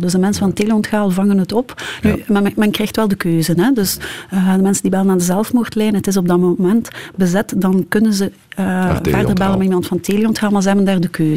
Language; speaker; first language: Dutch; native; Dutch